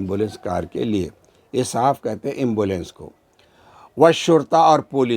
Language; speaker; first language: Urdu; native; Urdu